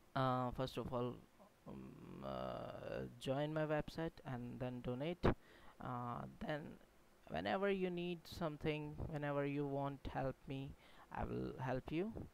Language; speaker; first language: English; non-native, local second language; Hindi